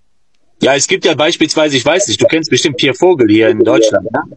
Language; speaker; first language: German; native; German